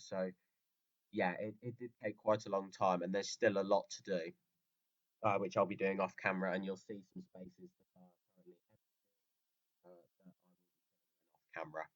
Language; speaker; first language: English; native; English